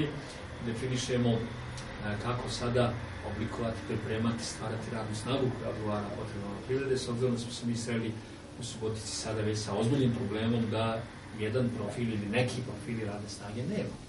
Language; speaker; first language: Serbian; native; Serbian